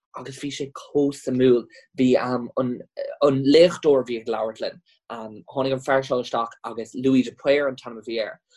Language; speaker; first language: Irish; non-native, local second language; English